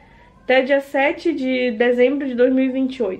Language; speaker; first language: Portuguese; native; Portuguese